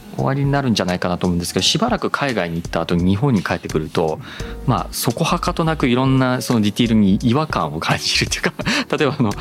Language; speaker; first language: Japanese; native; Japanese